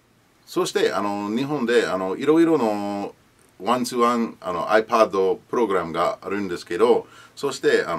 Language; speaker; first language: Japanese; non-native, learner; English